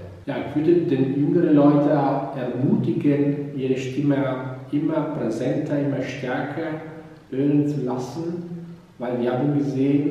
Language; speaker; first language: German; non-native, fluent; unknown